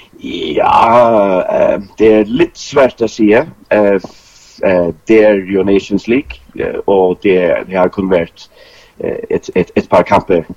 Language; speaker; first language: Danish; non-native, local second language; Faroese